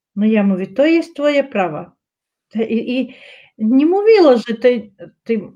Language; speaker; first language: Polish; non-native, learner; Russian